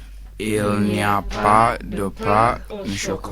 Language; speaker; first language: French; non-native, learner; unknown